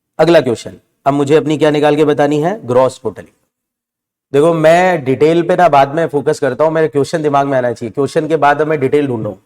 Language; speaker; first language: Hindi; native; Hindi